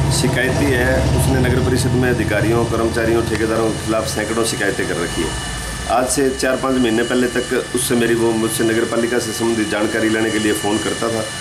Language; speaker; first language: Hindi; native; Hindi